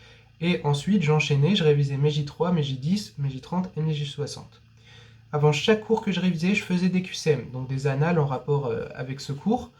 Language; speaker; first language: French; native; French